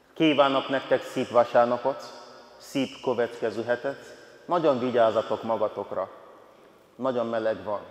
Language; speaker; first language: Hungarian; non-native, fluent; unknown